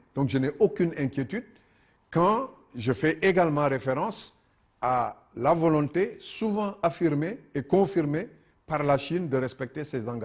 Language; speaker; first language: French; non-native, local second language; Wolof